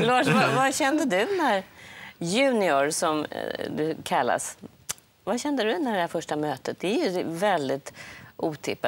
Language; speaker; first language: Swedish; native; Swedish